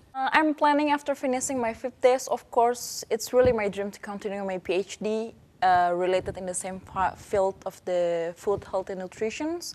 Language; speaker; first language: English; non-native, fluent; Indonesian